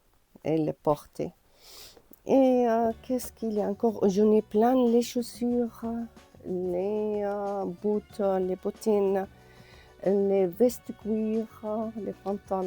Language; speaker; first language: French; non-native, learner; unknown